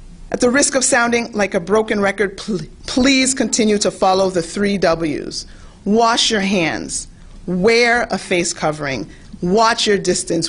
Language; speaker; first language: English; native; English